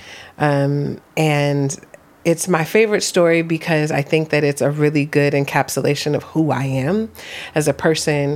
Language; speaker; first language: English; native; English